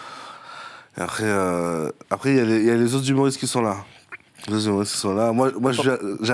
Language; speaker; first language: French; native; French